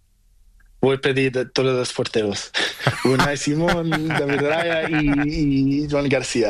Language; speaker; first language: Spanish; non-native, learner; Portuguese